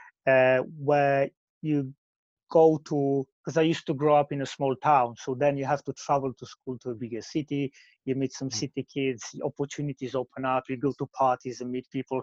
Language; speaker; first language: English; non-native, fluent; Polish